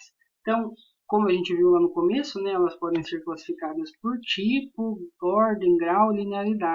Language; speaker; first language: Portuguese; native; Portuguese